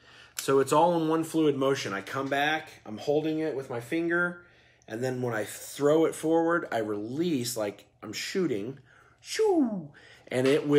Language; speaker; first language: English; native; English